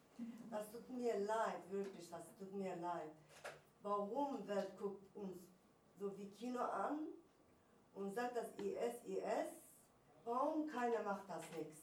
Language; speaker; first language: German; non-native, learner; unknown